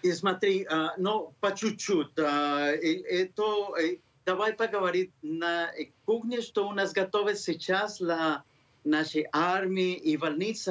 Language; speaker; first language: Russian; non-native, learner; Spanish